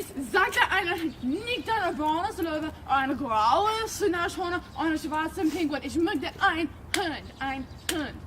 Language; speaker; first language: German; non-native, learner; English